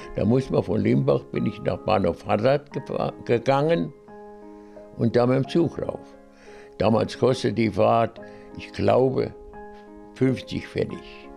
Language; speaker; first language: German; native; German